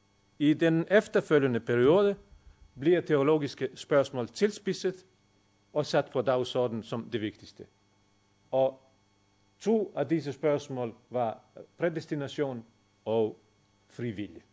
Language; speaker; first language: Danish; non-native, fluent; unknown